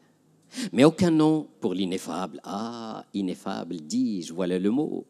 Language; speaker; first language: French; non-native, local second language; Arabic